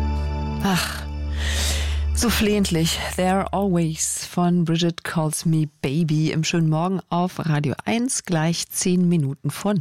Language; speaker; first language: German; native; German